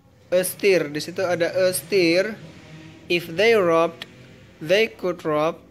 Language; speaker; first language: English; non-native, fluent; Indonesian